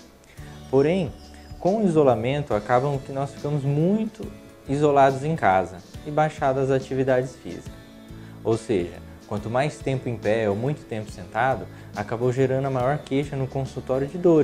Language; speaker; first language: Portuguese; native; Portuguese